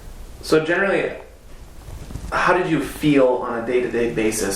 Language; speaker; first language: English; native; English